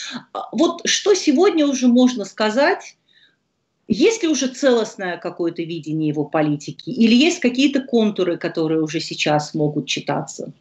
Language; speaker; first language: Russian; native; Russian